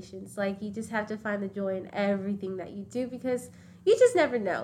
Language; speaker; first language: English; native; English